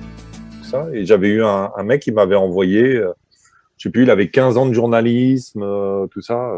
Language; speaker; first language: French; native; French